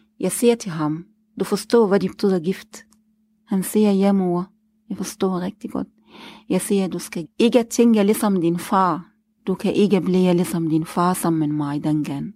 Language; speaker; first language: Danish; non-native, learner; Arabic